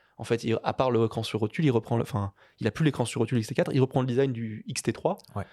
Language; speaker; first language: French; native; French